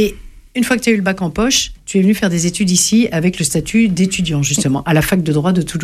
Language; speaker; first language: French; native; French